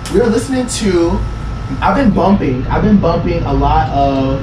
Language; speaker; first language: English; non-native, fluent; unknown